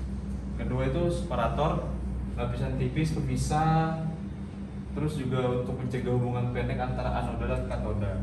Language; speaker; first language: Indonesian; native; Indonesian